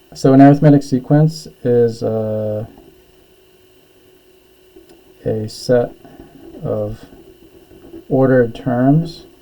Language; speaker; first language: English; native; English